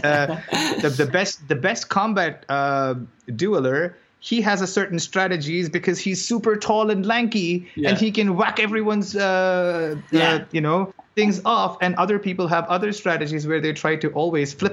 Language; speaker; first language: English; non-native, local second language; Tamil